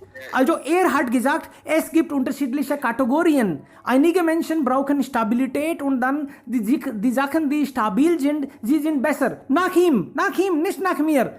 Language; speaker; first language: German; non-native, fluent; Hindi